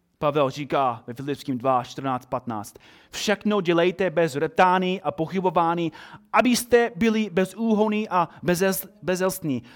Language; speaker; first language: Czech; non-native, fluent; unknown